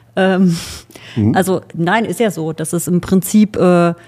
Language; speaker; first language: German; native; German